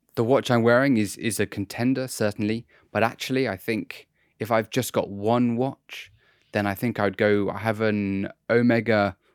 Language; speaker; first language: English; native; English